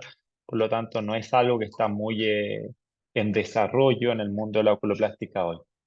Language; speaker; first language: Spanish; native; Spanish